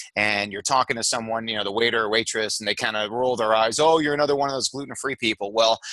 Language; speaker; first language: English; native; English